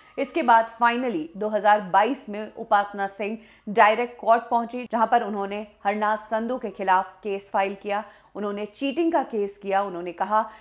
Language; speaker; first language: Hindi; native; Hindi